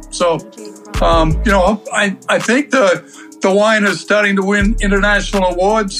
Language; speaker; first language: English; native; English